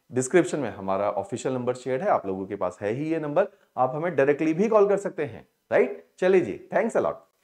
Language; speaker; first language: Hindi; non-native, local second language; Punjabi